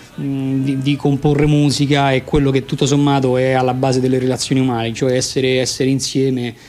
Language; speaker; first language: Italian; native; Italian